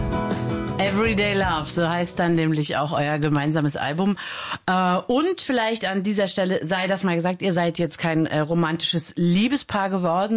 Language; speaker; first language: German; native; German